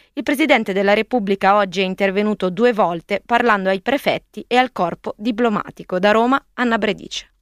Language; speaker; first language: Italian; native; Italian